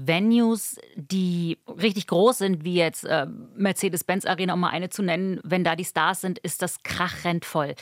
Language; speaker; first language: German; native; German